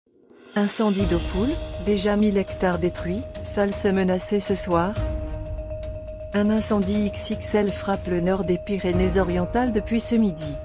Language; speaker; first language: French; native; French